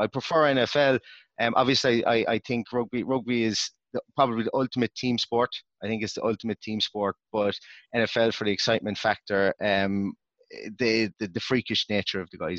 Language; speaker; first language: English; native; English